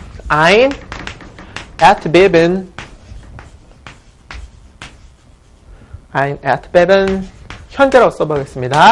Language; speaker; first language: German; non-native, fluent; Korean